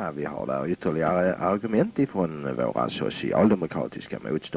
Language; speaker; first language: Swedish; native; Swedish